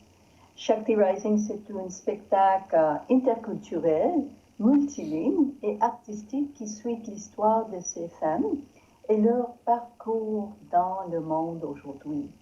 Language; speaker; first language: French; non-native, learner; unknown